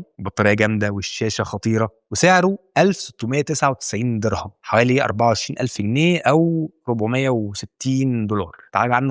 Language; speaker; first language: Arabic; native; Arabic